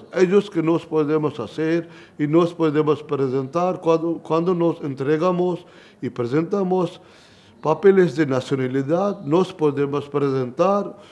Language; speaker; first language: Spanish; non-native, learner; Punjabi